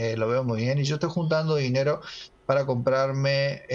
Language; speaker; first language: Spanish; native; Spanish